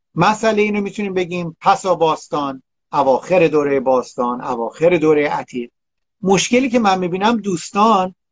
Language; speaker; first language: Persian; native; Persian